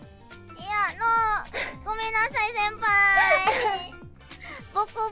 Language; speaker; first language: Japanese; non-native, learner; Indonesian